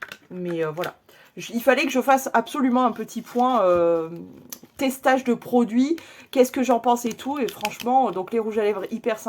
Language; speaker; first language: French; native; French